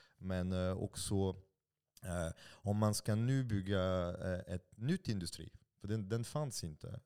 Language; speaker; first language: Swedish; non-native, fluent; French